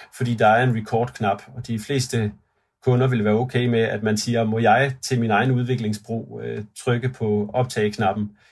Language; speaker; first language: Danish; native; Danish